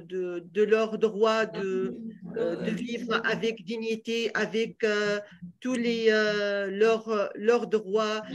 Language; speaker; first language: French; non-native, local second language; Arabic